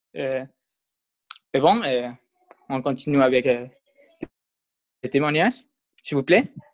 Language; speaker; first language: French; non-native, learner; Spanish